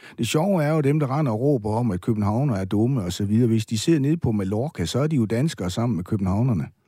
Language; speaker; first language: Danish; native; Danish